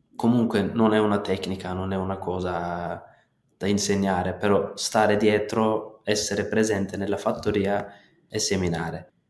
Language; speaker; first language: Italian; non-native, fluent; Turkish